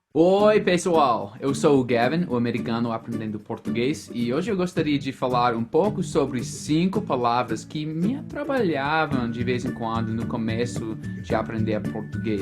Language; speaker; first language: Portuguese; non-native, fluent; English